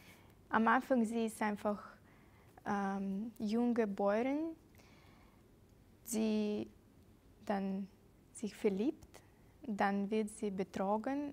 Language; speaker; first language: German; non-native, fluent; Russian